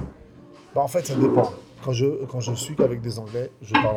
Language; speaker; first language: French; native; French